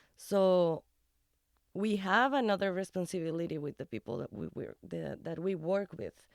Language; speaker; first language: English; non-native, fluent; Spanish